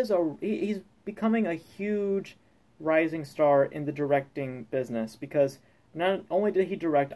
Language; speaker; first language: English; native; English